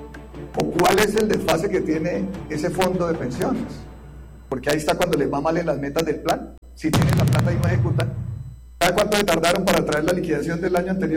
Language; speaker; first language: Spanish; native; Spanish